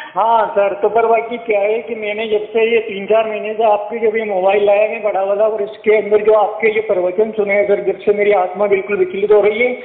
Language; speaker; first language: Hindi; native; Hindi